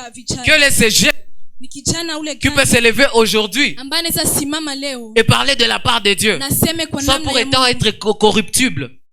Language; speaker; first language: French; non-native, local second language; Swahili